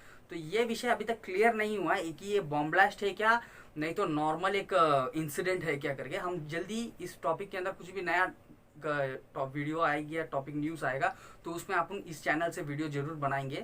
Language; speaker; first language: Hindi; non-native, local second language; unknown